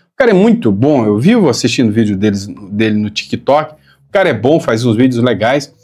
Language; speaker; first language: Portuguese; native; Portuguese